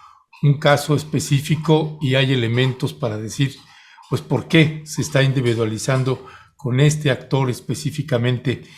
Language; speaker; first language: Spanish; native; Spanish